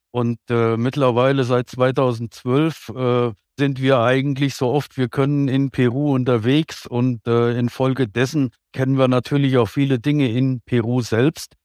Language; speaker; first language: German; native; German